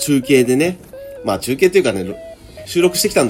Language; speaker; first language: Japanese; native; Japanese